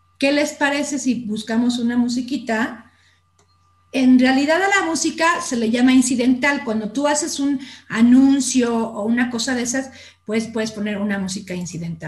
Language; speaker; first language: Spanish; native; Spanish